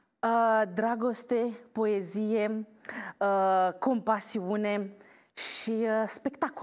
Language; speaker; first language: Romanian; native; Romanian